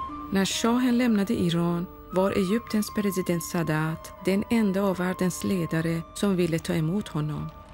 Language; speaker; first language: Swedish; non-native, fluent; Persian